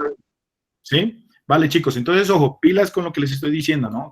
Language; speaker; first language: Spanish; native; Spanish